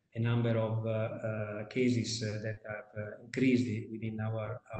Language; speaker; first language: English; non-native, fluent; Italian